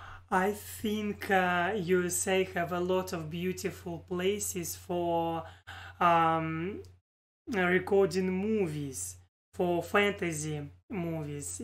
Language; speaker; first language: English; non-native, learner; Russian